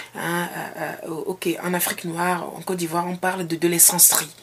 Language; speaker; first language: French; non-native, local second language; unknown